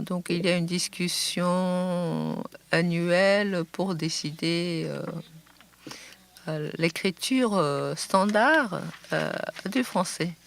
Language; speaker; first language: French; non-native, fluent; Japanese